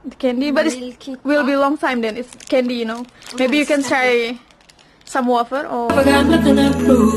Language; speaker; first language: English; non-native, learner; Indonesian